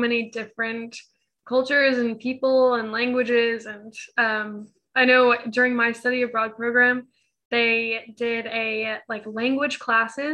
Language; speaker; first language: English; native; English